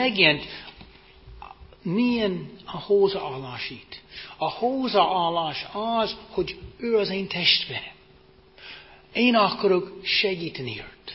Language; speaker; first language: Hungarian; non-native, fluent; English